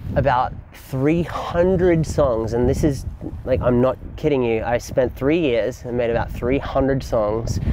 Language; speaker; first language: English; native; English